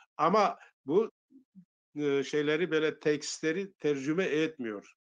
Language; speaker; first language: Turkish; non-native, local second language; Zaza